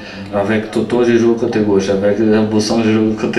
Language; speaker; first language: French; non-native, fluent; Portuguese